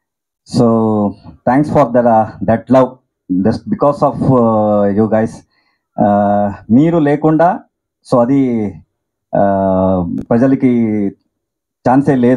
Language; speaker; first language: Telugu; non-native, local second language; Kannada